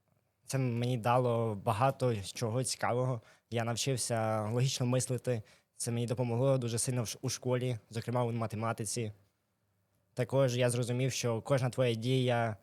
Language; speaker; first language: Ukrainian; native; Ukrainian